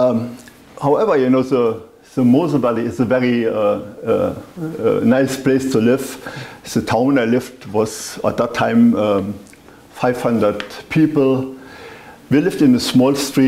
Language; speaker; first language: English; non-native, fluent; German